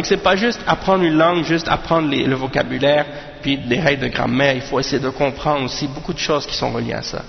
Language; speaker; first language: French; native; French